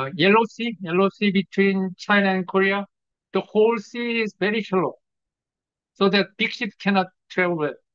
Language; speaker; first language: English; non-native, fluent; Korean